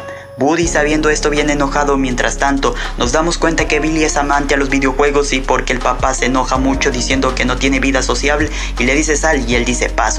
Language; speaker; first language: Spanish; native; Spanish